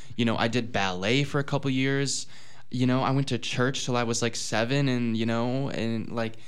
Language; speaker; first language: English; native; English